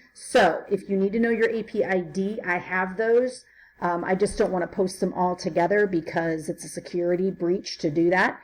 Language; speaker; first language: English; native; English